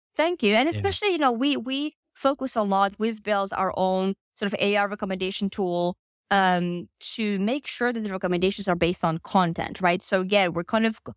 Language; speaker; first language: English; non-native, fluent; Finnish